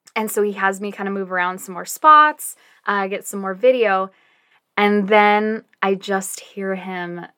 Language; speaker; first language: English; native; English